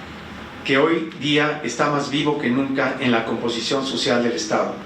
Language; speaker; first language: Spanish; native; Spanish